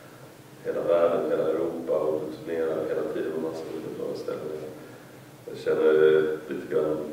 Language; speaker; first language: Swedish; native; Swedish